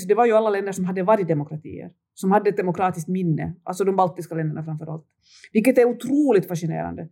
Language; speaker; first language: Swedish; native; Swedish